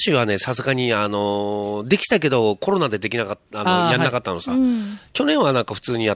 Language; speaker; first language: Japanese; native; Japanese